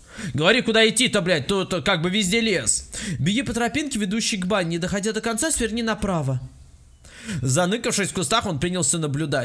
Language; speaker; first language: Russian; native; Russian